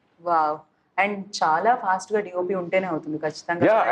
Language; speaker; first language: Telugu; native; Telugu